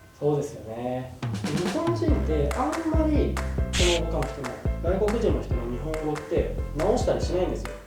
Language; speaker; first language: Japanese; native; Japanese